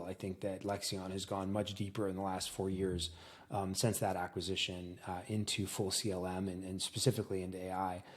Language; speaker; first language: English; native; English